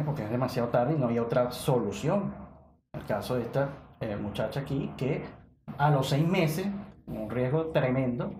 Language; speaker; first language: Spanish; native; Spanish